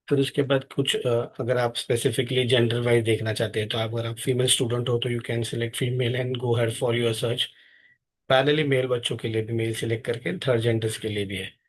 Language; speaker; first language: Hindi; non-native, local second language; Marathi